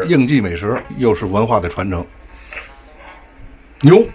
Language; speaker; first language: Chinese; native; Chinese